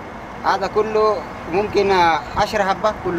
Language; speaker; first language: Arabic; non-native, learner; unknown